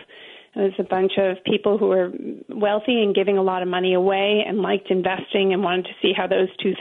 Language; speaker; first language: English; native; English